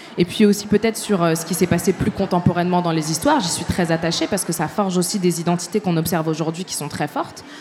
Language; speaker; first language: French; early bilingual, other home language; Arabic